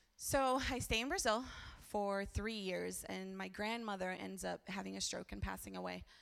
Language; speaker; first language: English; early bilingual, other home language; Portuguese